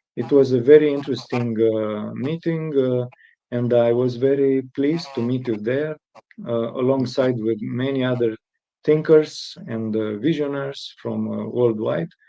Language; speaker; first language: English; non-native, fluent; Romanian